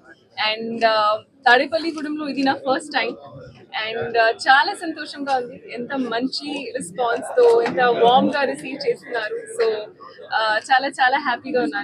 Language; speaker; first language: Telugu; non-native, learner; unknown